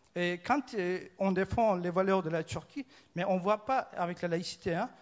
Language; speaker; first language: French; non-native, fluent; Turkish